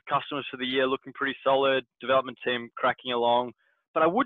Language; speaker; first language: English; native; English